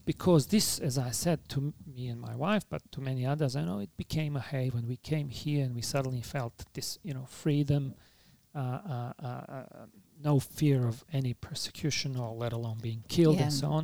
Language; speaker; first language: English; non-native, fluent; Bosnian